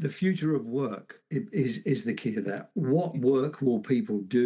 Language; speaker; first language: English; native; English